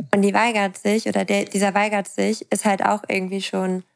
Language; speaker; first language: German; native; German